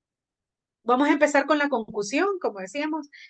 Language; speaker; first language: Spanish; native; Spanish